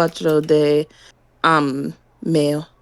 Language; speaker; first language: Spanish; non-native, learner; English